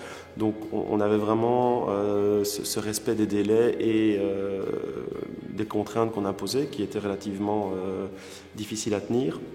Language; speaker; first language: French; native; French